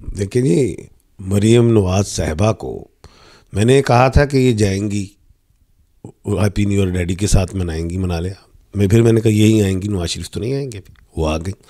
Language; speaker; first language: Urdu; non-native, local second language; Punjabi